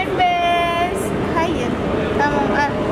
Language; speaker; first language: Turkish; non-native, learner; Indonesian